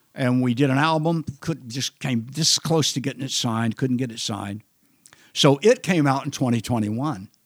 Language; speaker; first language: English; native; English